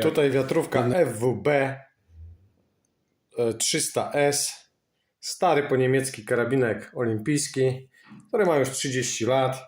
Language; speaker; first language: Polish; native; Polish